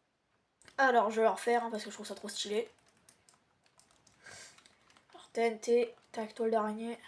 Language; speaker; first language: French; native; French